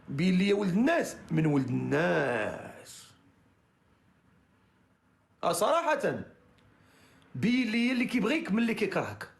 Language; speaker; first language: Arabic; native; Arabic